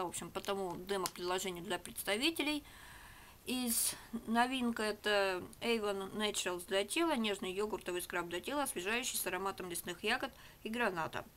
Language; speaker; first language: Russian; native; Russian